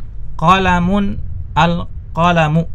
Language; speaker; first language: Arabic; non-native, fluent; Indonesian